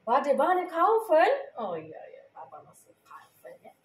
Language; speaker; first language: German; non-native, learner; Filipino